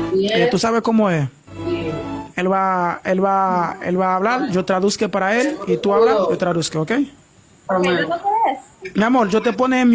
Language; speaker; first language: Spanish; non-native, learner; Haitian Creole